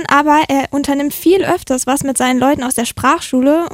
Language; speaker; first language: German; native; German